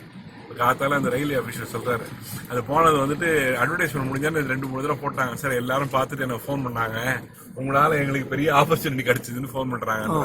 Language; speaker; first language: Tamil; native; Tamil